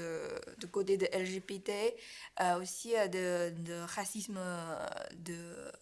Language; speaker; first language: French; non-native, learner; Chinese